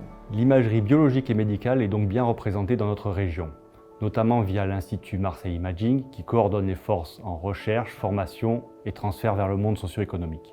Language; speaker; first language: French; native; French